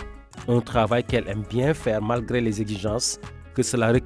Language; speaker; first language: French; native; French